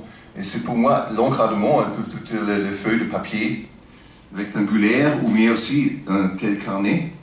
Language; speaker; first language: French; non-native, fluent; German